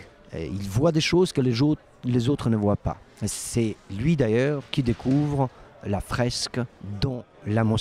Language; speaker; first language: French; non-native, fluent; Albanian